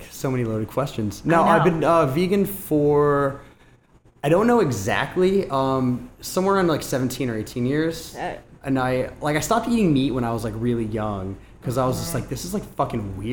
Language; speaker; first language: English; native; English